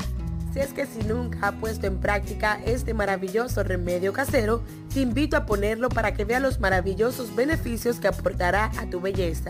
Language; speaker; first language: Spanish; native; Spanish